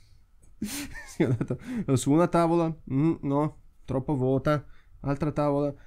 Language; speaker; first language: Italian; non-native, fluent; Russian